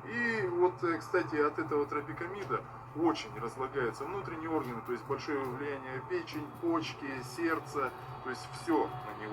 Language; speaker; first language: Russian; native; Russian